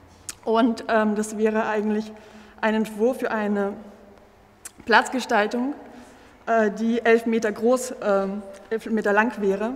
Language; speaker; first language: German; native; German